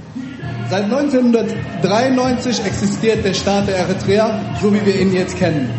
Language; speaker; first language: German; early bilingual, other home language; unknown